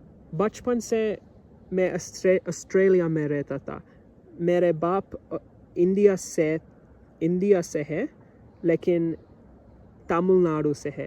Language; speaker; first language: Hindi; non-native, learner; English